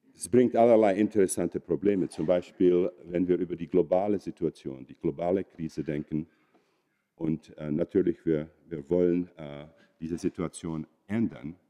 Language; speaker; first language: German; non-native, fluent; Czech